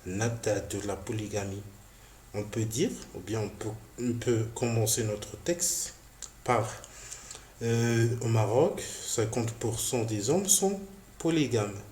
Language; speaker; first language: French; non-native, local second language; Arabic